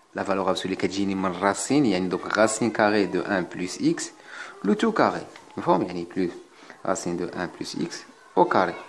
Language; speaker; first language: French; non-native, local second language; Arabic